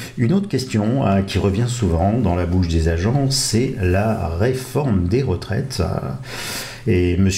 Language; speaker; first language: French; native; French